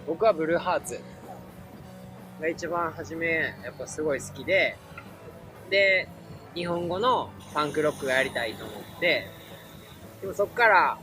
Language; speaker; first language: Japanese; native; Japanese